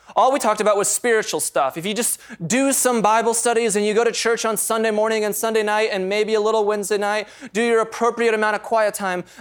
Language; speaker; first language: English; native; English